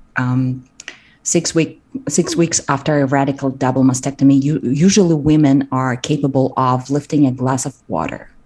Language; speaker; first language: English; non-native, fluent; Russian